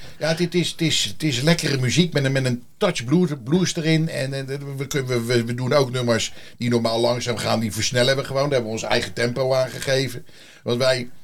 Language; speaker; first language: Dutch; native; Dutch